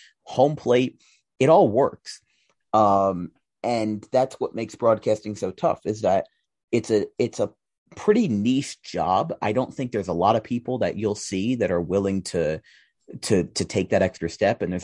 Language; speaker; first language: English; native; English